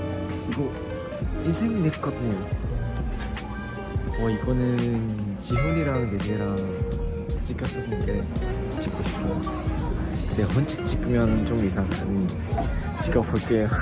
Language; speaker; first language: Korean; non-native, learner; Thai